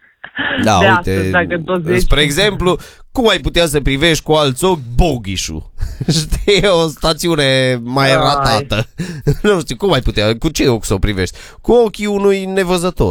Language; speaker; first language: Romanian; native; Romanian